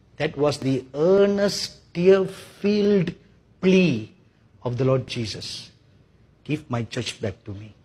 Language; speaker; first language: English; non-native, local second language; Tamil